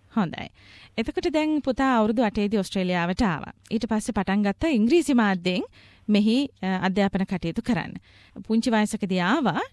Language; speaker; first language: Sinhala; native; Sinhala